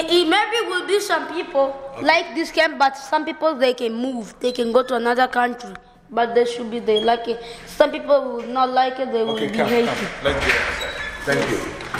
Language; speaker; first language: English; non-native, learner; Swahili